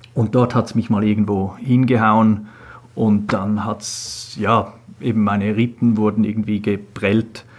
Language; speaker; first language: German; native; German